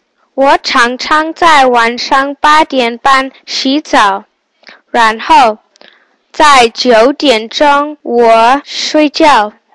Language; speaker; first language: Chinese; non-native, learner; English